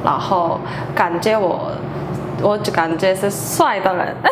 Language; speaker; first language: Chinese; non-native, fluent; Korean